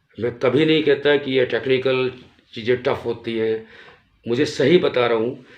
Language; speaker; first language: Hindi; native; Hindi